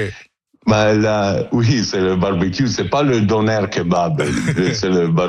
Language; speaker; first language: French; non-native, learner; Italian